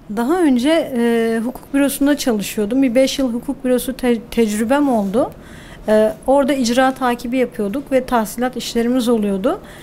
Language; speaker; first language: Turkish; native; Turkish